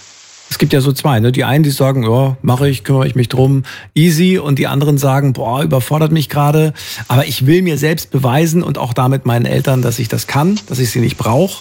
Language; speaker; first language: German; native; German